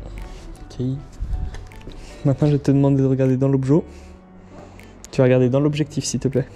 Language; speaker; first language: French; native; French